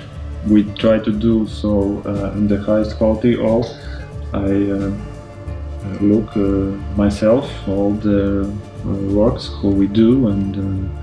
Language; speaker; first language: English; non-native, learner; Latvian